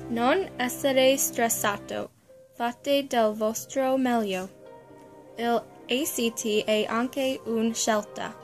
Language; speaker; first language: Italian; non-native, learner; English